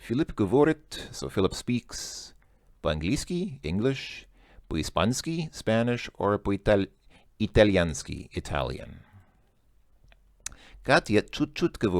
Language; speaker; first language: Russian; non-native, learner; English